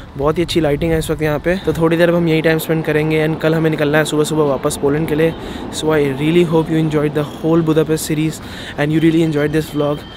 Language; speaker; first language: Hindi; native; Hindi